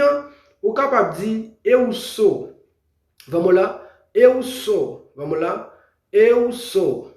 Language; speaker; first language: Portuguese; non-native, fluent; Haitian Creole